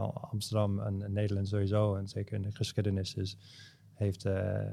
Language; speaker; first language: Dutch; non-native, fluent; English